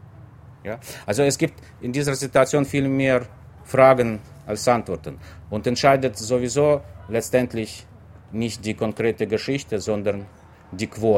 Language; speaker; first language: German; non-native, fluent; Russian